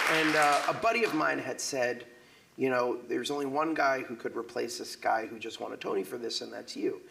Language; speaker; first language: English; native; English